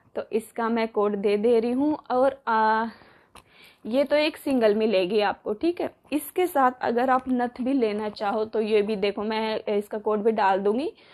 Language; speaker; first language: Hindi; native; Hindi